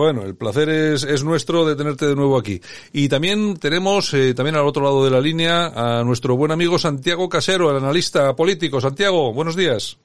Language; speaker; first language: Spanish; native; Spanish